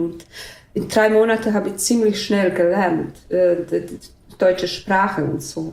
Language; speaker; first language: German; non-native, fluent; Bosnian